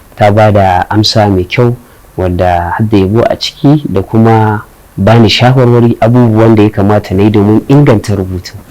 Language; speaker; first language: Hausa; native; Hausa